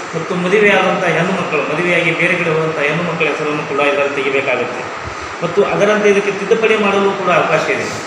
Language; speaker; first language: Kannada; native; Kannada